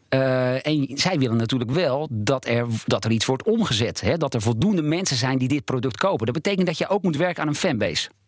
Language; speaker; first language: Dutch; native; Dutch